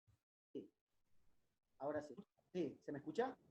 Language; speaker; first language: Spanish; native; Spanish